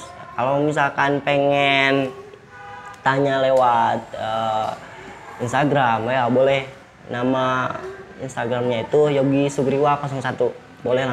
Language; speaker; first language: Indonesian; native; Indonesian